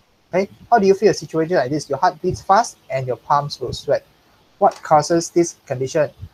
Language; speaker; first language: English; non-native, local second language; Chinese